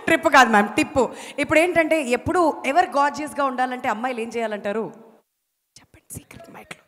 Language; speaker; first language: Telugu; native; Telugu